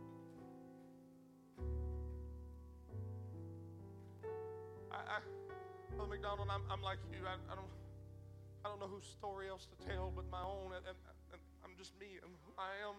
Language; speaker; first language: English; native; English